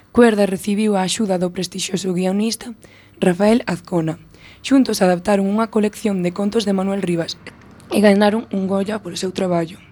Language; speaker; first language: Galician; non-native, local second language; Spanish